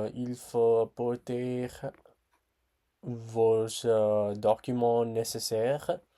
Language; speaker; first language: French; non-native, learner; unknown